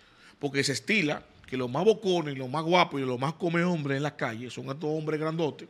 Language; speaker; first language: Spanish; native; Spanish